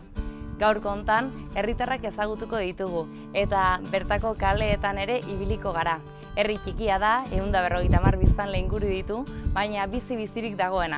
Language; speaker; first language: Basque; native; Basque